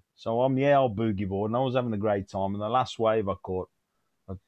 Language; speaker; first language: English; native; English